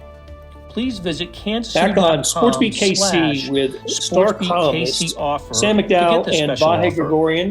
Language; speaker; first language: English; native; English